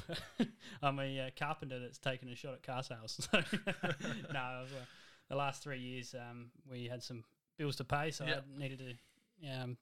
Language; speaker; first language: English; native; English